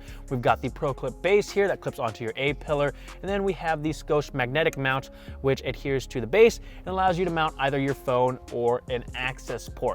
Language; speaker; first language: English; native; English